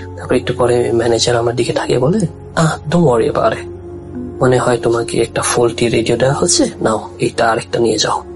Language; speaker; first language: Bangla; early bilingual, heritage; Bangla